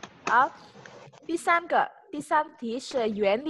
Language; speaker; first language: Chinese; non-native, fluent; Indonesian